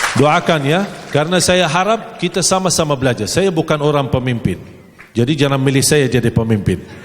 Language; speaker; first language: Malay; non-native, fluent; Arabic